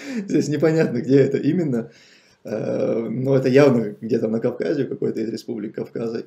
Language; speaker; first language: Russian; non-native, local second language; Chechen